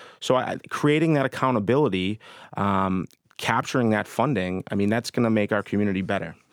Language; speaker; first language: English; native; English